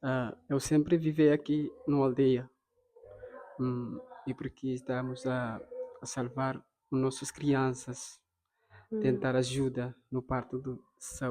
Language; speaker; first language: Portuguese; non-native, local second language; Fula